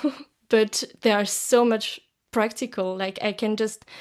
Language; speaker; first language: English; non-native, fluent; French